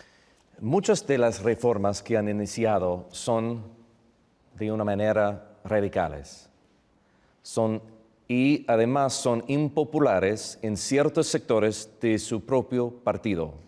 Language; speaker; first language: Spanish; non-native, fluent; English